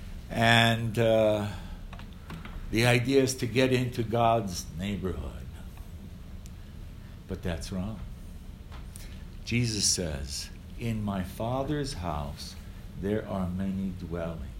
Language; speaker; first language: English; early bilingual, other home language; Ukrainian